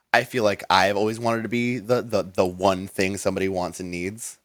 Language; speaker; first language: English; native; English